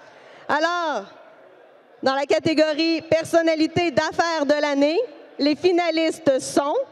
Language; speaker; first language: French; native; French